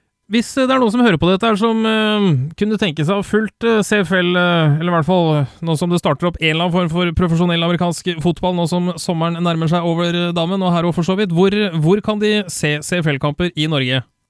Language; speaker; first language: Norwegian; native; Norwegian